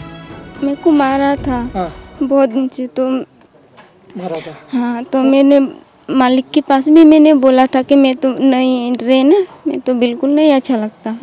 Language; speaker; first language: Hindi; non-native, local second language; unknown